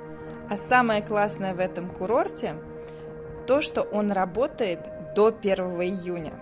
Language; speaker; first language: Russian; native; Russian